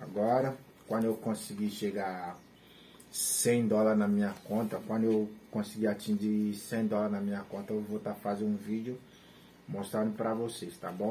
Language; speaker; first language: Portuguese; non-native, learner; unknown